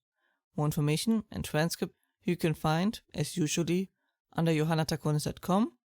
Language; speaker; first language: English; non-native, fluent; German